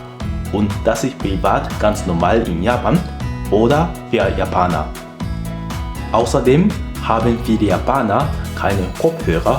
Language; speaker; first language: German; non-native, fluent; Japanese